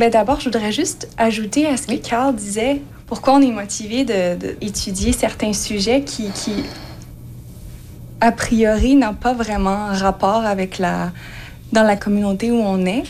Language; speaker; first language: French; non-native, local second language; English